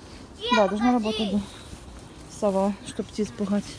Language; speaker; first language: Russian; native; Russian